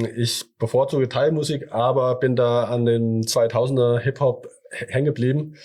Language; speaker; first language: German; early bilingual, other home language; Thai